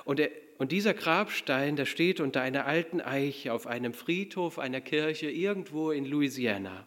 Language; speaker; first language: German; native; German